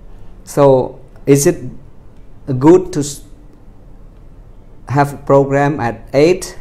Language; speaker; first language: English; non-native, fluent; Khmer